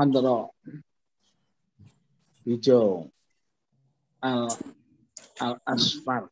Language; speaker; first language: Arabic; non-native, learner; Indonesian